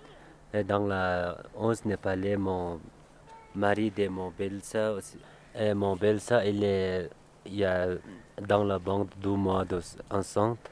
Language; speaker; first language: French; non-native, learner; Sherpa